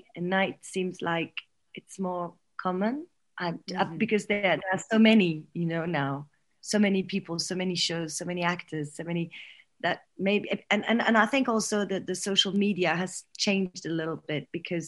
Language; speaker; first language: English; non-native, fluent; French